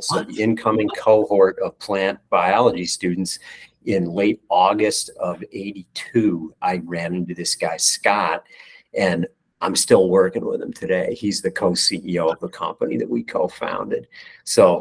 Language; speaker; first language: English; native; English